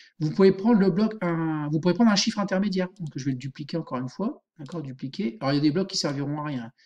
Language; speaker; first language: French; native; French